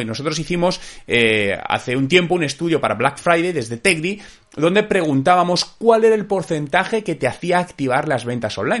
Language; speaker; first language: Spanish; native; Spanish